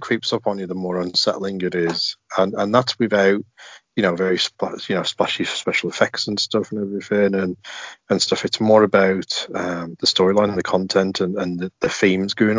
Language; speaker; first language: English; native; English